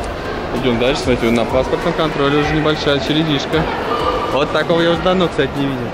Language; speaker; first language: Russian; native; Russian